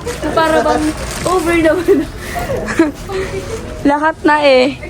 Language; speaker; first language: Filipino; native; Filipino